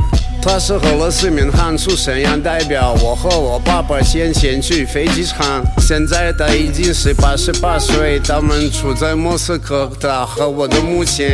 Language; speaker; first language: Chinese; non-native, learner; Russian